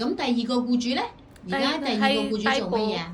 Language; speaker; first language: Cantonese; native; Cantonese